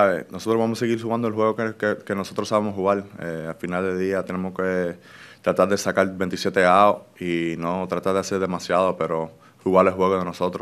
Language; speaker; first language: Spanish; early bilingual, heritage; Spanish